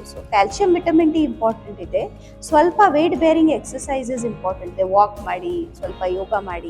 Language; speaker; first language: Kannada; non-native, fluent; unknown